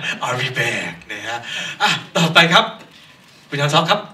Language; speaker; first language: Korean; non-native, fluent; Thai